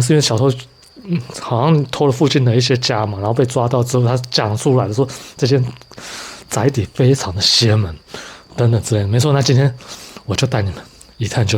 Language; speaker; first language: Chinese; native; Chinese